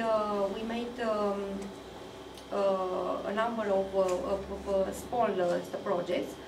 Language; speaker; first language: English; non-native, fluent; Romanian